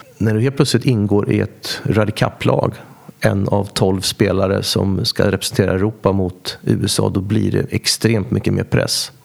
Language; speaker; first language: Swedish; native; Swedish